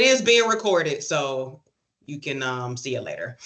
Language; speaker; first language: English; native; English